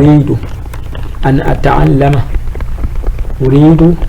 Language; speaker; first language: Arabic; non-native, fluent; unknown